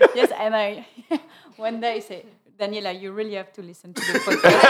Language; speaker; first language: English; non-native, fluent; French